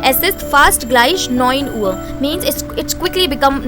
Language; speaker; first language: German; non-native, fluent; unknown